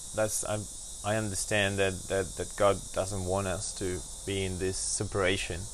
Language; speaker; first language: English; non-native, fluent; Spanish